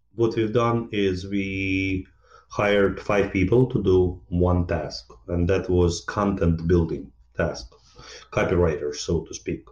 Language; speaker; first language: English; non-native, fluent; Ukrainian